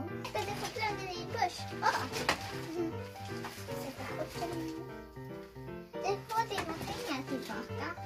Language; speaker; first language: Swedish; early bilingual, other home language; Hungarian